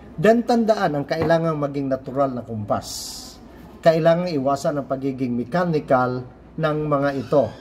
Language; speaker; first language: Filipino; non-native, local second language; Cebuano